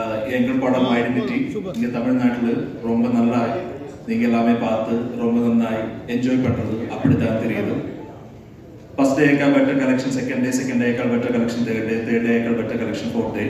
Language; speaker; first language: Tamil; non-native, learner; Malayalam